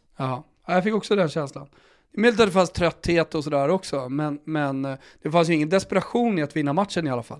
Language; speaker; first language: Swedish; native; Swedish